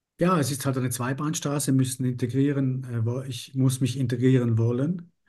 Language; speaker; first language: German; early bilingual, other home language; Spanish